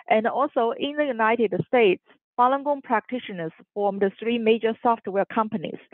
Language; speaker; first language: English; non-native, fluent; Chinese